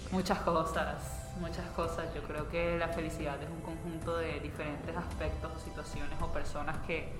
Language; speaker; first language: Spanish; native; Spanish